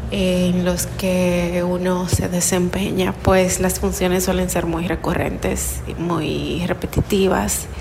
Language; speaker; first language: Spanish; native; Spanish